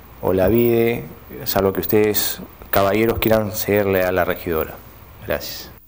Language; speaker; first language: Spanish; native; Spanish